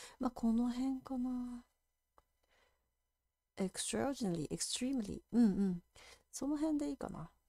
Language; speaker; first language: Japanese; native; Japanese